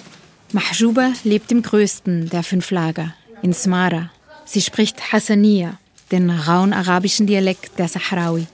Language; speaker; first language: German; native; German